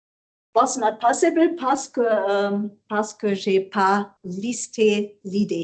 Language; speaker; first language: French; non-native, learner; German